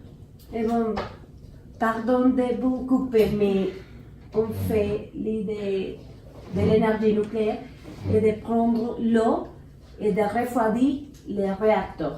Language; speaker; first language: French; non-native, learner; Spanish